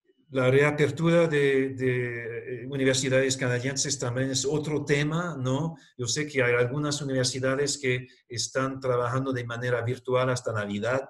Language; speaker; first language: Spanish; non-native, fluent; English